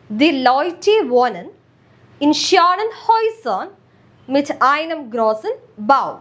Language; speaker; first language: German; non-native, fluent; Malayalam